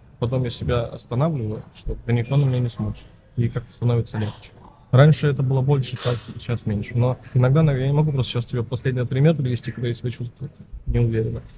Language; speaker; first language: Russian; native; Russian